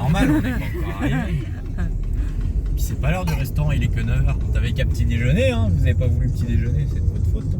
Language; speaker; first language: French; native; French